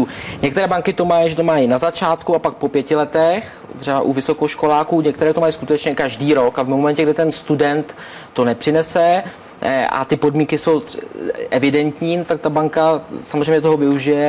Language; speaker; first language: Czech; native; Czech